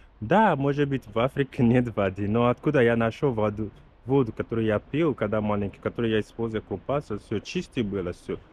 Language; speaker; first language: Russian; non-native, learner; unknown